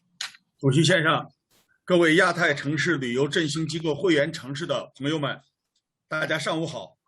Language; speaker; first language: Chinese; native; Chinese